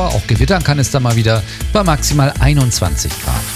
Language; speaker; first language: German; native; German